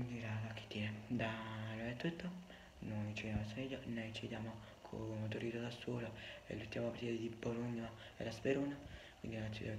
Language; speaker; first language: Italian; native; Italian